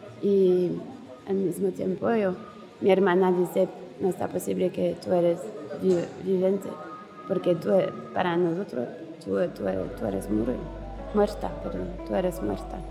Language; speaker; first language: Spanish; non-native, learner; French